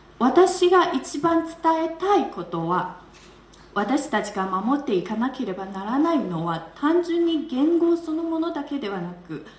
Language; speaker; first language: Japanese; non-native, fluent; Chinese